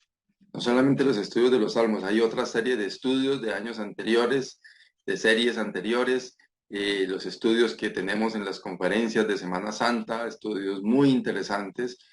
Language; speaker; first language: Spanish; native; Spanish